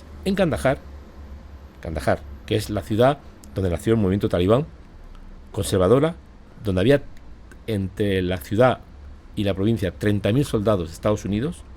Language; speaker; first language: Spanish; native; Spanish